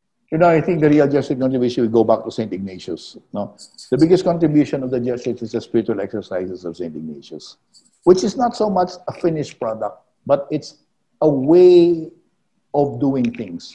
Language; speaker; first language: English; non-native, local second language; Filipino